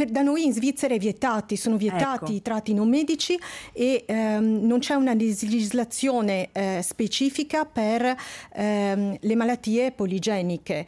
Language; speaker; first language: Italian; native; Italian